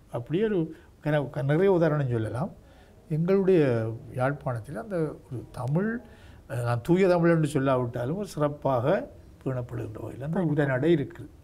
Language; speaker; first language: Tamil; native; Tamil